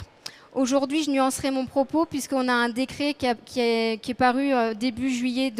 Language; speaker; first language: French; native; French